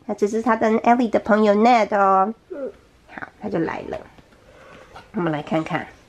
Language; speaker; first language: Chinese; native; Chinese